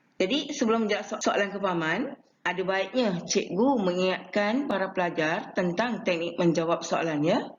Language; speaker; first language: Malay; non-native, local second language; Chinese